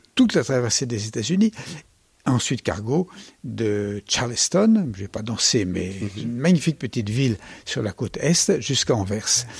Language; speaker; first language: French; native; French